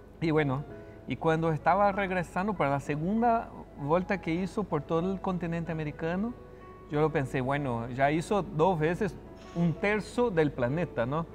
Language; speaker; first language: Spanish; non-native, fluent; Portuguese